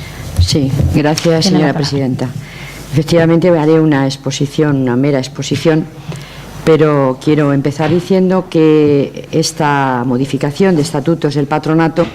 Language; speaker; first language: Spanish; native; Spanish